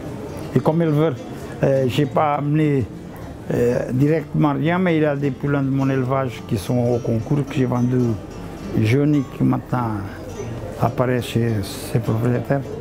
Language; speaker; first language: French; non-native, fluent; Portuguese